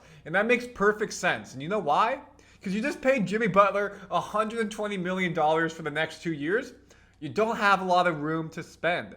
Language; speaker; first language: English; native; English